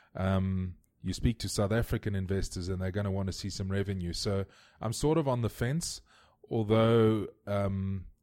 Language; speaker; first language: English; native; English